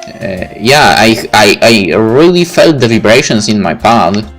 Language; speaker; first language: English; non-native, fluent; Polish